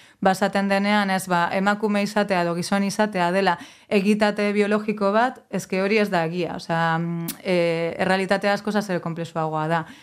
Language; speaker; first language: Basque; native; Basque